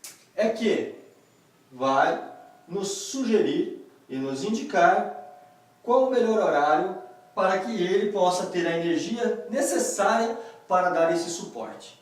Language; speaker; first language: Portuguese; native; Portuguese